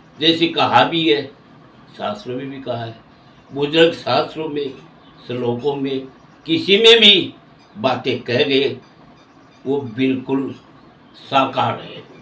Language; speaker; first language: Hindi; native; Hindi